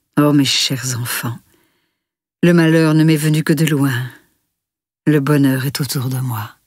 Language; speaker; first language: French; native; French